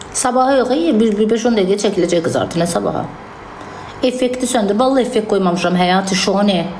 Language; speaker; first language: Azerbaijani; native; Azerbaijani